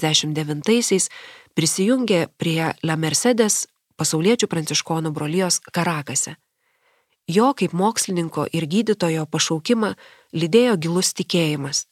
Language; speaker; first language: Lithuanian; native; Lithuanian